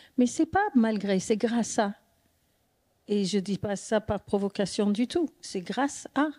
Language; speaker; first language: French; non-native, fluent; English